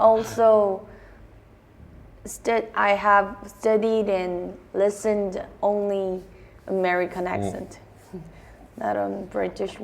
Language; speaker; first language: English; non-native, fluent; Korean